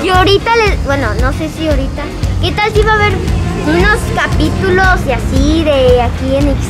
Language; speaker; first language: Spanish; native; Spanish